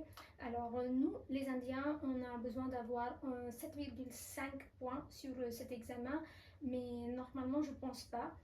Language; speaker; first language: French; non-native, fluent; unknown